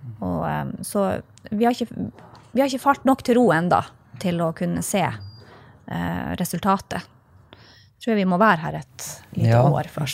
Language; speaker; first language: Norwegian; native; Norwegian